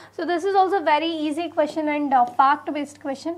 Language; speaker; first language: English; non-native, local second language; Telugu